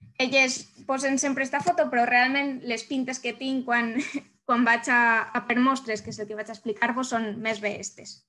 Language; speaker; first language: Catalan; native; Catalan